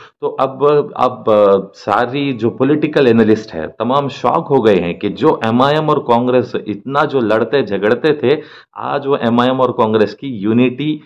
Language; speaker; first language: Hindi; non-native, local second language; Urdu